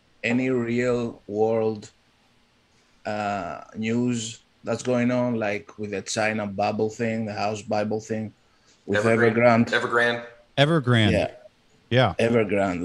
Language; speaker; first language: English; non-native, fluent; Greek